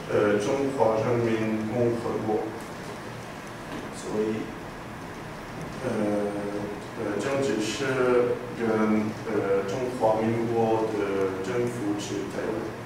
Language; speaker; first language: Chinese; non-native, learner; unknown